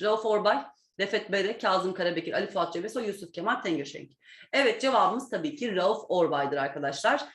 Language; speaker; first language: Turkish; native; Turkish